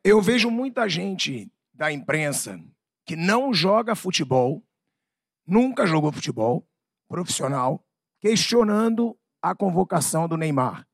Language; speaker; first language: Portuguese; native; Portuguese